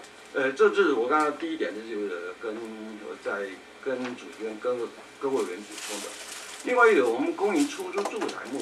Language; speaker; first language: Chinese; native; Chinese